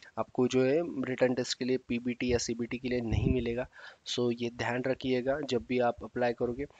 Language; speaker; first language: Hindi; native; Hindi